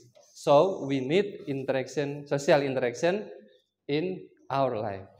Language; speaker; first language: English; non-native, learner; Indonesian